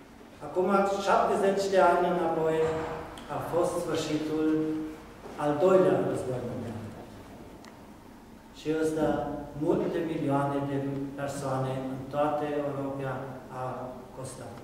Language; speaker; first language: Romanian; non-native, local second language; German